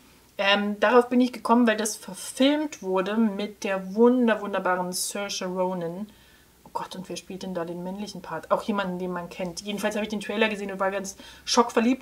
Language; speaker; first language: German; native; German